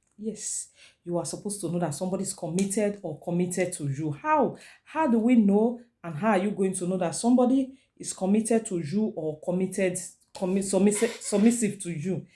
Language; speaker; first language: Nigerian Pidgin; non-native, local second language; Esan